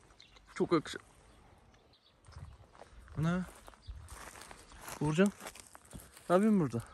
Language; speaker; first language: Turkish; native; Turkish